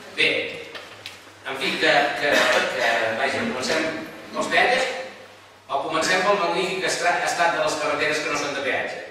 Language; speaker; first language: Catalan; native; Catalan